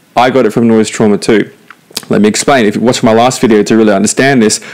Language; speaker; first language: English; native; English